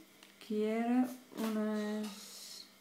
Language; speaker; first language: Spanish; non-native, learner; English